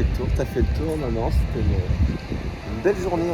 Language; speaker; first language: French; native; French